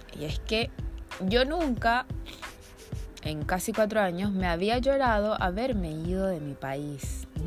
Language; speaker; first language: Spanish; native; Spanish